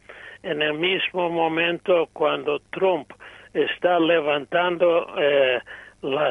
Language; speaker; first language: Spanish; non-native, fluent; English